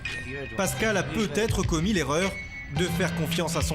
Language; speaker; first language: French; native; French